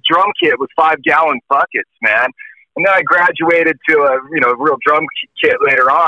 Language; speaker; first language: English; native; English